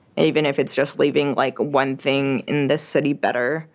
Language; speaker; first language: English; early bilingual, other home language; French